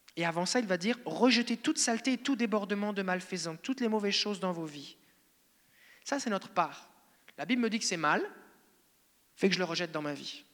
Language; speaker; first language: French; native; French